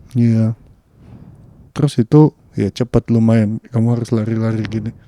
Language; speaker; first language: Indonesian; early bilingual, heritage; Indonesian